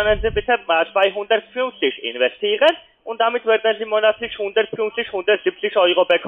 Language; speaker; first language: German; non-native, learner; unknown